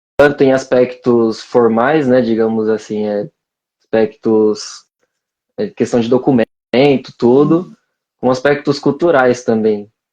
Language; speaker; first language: Portuguese; native; Portuguese